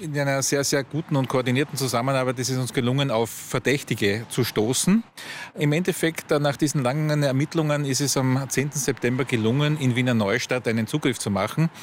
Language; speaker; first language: German; native; German